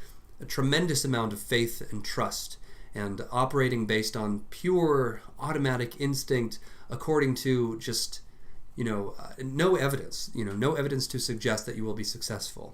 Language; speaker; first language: English; native; English